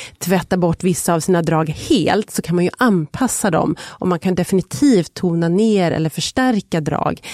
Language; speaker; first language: Swedish; native; Swedish